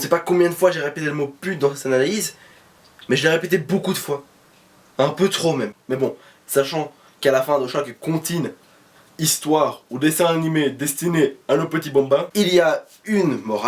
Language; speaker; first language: French; native; French